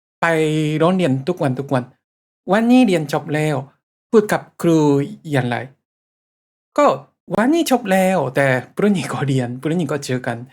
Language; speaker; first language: Thai; non-native, fluent; Japanese